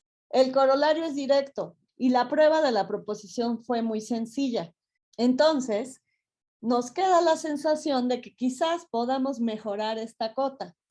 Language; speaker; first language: Spanish; native; Spanish